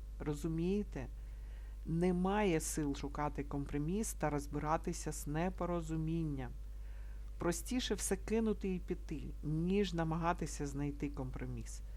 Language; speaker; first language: Ukrainian; non-native, local second language; Russian